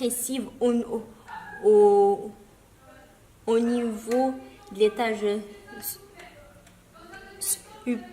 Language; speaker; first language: French; early bilingual, other home language; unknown